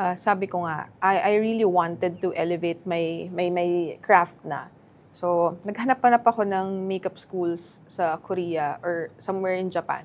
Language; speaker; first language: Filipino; non-native, local second language; Cebuano